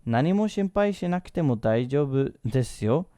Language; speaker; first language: Japanese; non-native, fluent; English